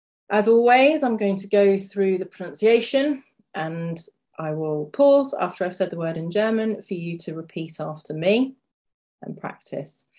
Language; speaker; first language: English; native; English